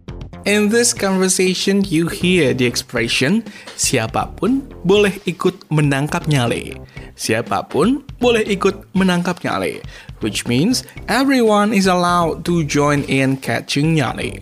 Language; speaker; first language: English; non-native, local second language; Indonesian